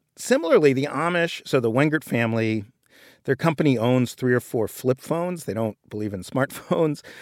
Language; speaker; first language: English; native; English